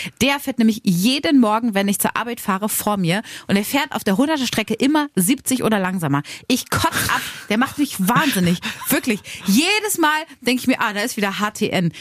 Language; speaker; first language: German; native; German